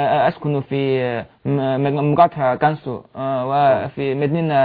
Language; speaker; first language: Arabic; non-native, learner; Chinese